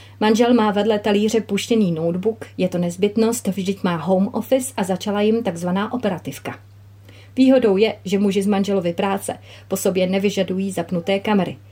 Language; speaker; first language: Czech; native; Czech